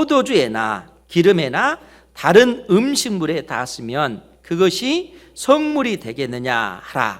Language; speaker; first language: Korean; native; Korean